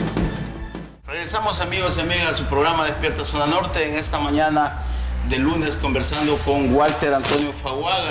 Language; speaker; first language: Spanish; native; Spanish